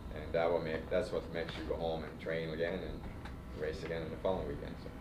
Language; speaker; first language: English; non-native, fluent; Swedish